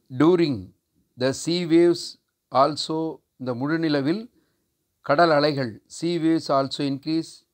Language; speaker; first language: English; non-native, local second language; Tamil